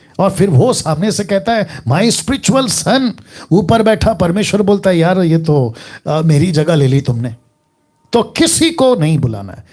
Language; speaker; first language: Hindi; native; Hindi